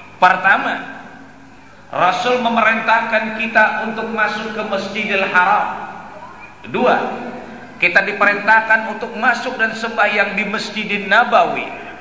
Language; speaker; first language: Indonesian; non-native, local second language; Banjar